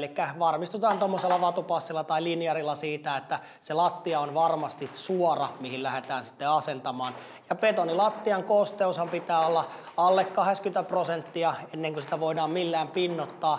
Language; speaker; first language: Finnish; native; Finnish